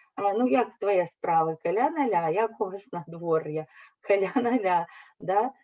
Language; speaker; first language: Belarusian; native; Belarusian